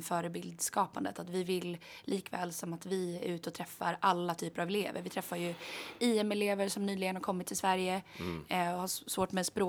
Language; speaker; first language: Swedish; native; Swedish